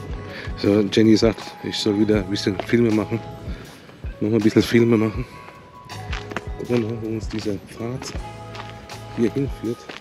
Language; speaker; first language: German; native; German